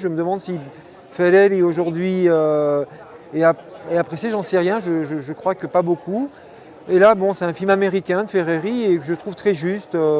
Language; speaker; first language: French; non-native, local second language; Arabic